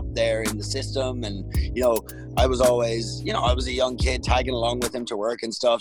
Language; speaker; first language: English; native; English